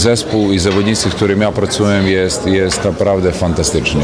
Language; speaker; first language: Polish; non-native, fluent; Serbian